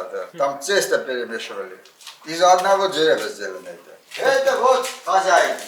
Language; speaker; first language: Russian; non-native, local second language; Armenian